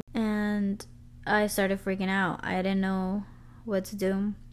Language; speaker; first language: English; early bilingual, other home language; Spanish